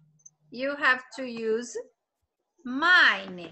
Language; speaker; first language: English; non-native, fluent; Portuguese